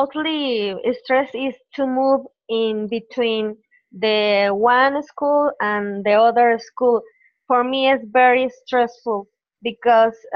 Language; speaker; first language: English; non-native, learner; Spanish